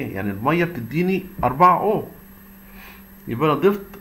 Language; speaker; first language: Arabic; native; Arabic